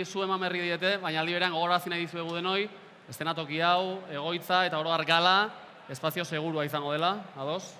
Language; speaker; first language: Basque; native; Basque